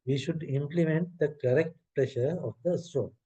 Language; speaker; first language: English; non-native, local second language; Sinhala